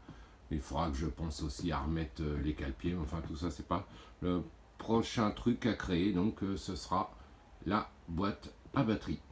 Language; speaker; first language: French; native; French